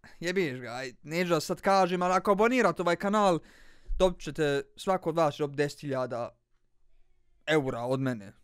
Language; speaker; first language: Bosnian; early bilingual, heritage; Bosnian